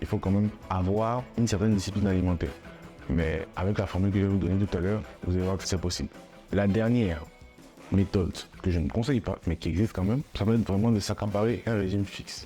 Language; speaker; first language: French; native; French